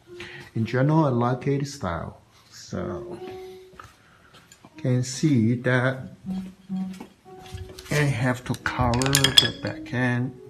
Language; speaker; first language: English; non-native, learner; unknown